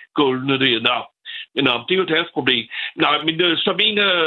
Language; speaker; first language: Danish; non-native, fluent; French